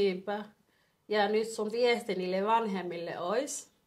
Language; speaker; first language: Finnish; non-native, fluent; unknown